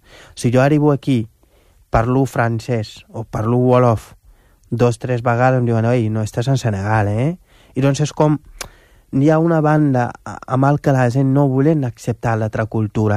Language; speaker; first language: Catalan; non-native, fluent; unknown